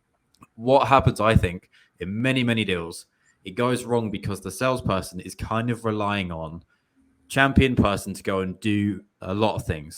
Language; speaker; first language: English; native; English